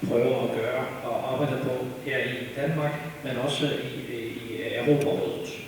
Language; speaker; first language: Danish; non-native, fluent; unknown